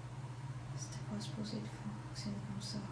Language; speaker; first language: French; non-native, local second language; English